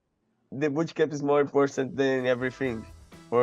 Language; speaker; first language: English; non-native, learner; Portuguese